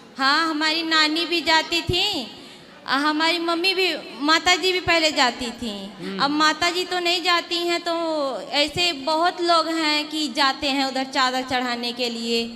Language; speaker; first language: Hindi; native; Hindi